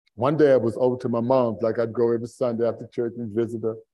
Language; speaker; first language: English; native; English